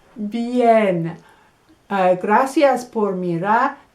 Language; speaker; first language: Spanish; non-native, fluent; English